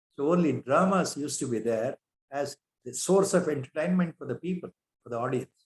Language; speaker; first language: English; non-native, local second language; Kannada